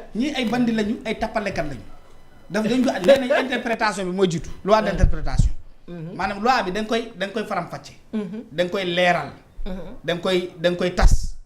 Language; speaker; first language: Wolof; non-native, local second language; Fula